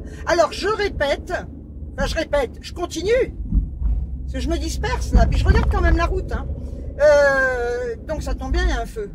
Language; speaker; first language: French; native; French